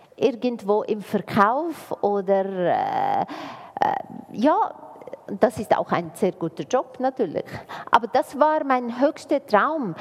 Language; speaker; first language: German; non-native, fluent; Arabic